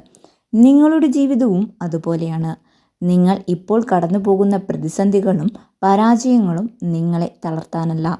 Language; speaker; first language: Malayalam; native; Malayalam